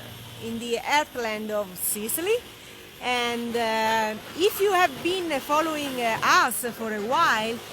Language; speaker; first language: English; non-native, fluent; Italian